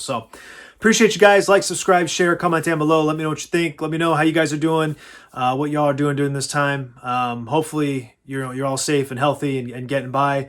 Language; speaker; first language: English; native; English